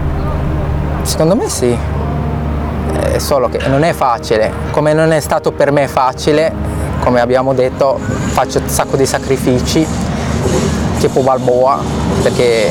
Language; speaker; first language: Italian; non-native, fluent; Arabic